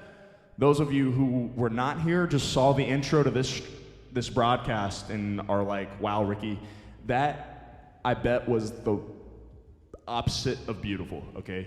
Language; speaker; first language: English; native; English